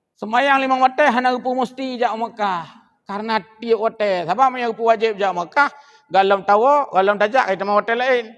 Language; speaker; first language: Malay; non-native, local second language; Achinese